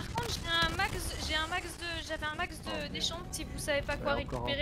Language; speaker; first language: French; native; French